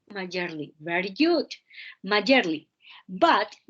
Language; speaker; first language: English; non-native, fluent; Spanish